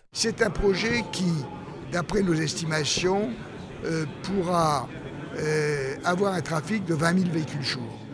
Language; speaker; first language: French; native; French